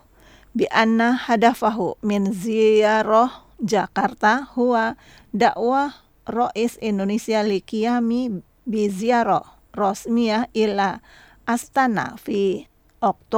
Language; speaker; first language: Arabic; non-native, fluent; Indonesian